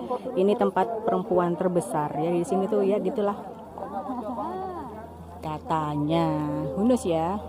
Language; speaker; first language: Indonesian; native; Indonesian